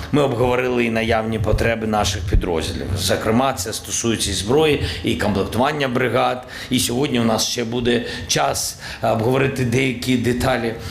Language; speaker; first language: Ukrainian; non-native, local second language; Russian